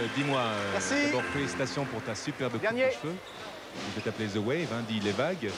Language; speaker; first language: French; native; French